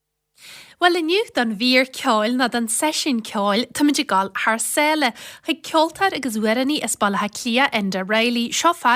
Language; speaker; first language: Irish; native; Irish